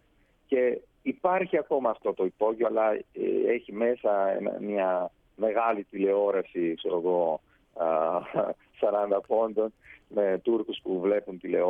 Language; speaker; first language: Greek; non-native, fluent; Italian